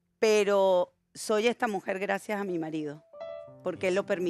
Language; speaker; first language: Spanish; native; Spanish